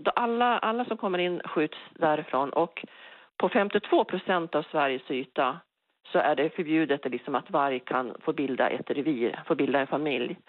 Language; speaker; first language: Swedish; native; Swedish